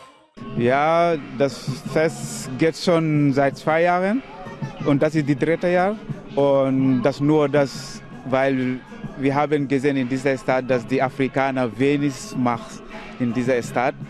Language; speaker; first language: German; non-native, learner; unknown